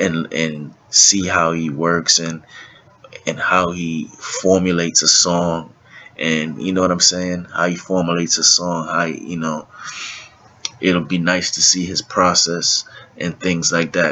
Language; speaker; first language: English; native; English